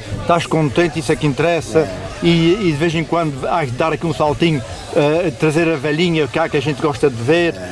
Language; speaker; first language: Portuguese; native; Portuguese